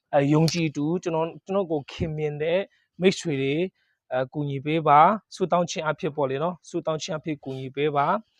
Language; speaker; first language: Burmese; non-native, local second language; Kachin